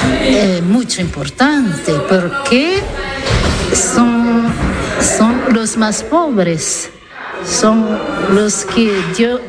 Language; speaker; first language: Spanish; non-native, learner; Italian